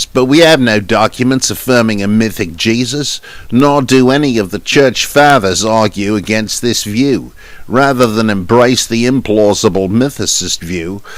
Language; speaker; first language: English; native; English